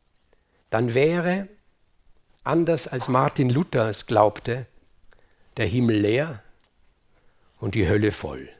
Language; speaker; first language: German; native; German